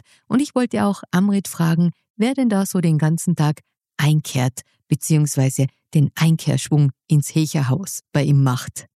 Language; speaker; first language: German; native; German